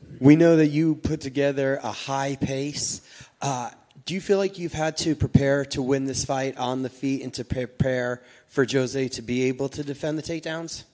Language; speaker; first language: English; native; English